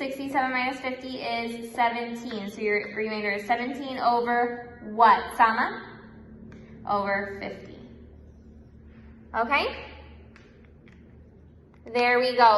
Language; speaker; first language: English; native; English